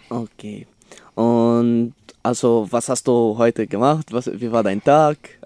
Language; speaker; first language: German; non-native, learner; Arabic